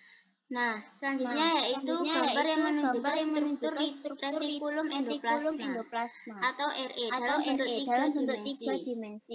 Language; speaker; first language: Indonesian; native; Indonesian